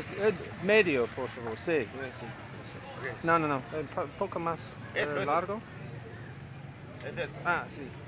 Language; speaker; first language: Spanish; non-native, learner; English